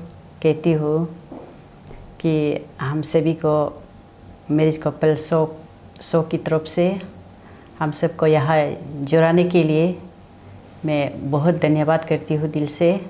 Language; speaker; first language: Hindi; non-native, local second language; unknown